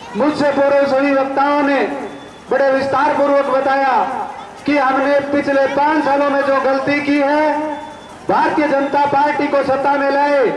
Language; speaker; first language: Hindi; native; Hindi